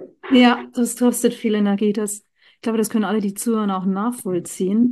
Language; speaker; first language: German; native; German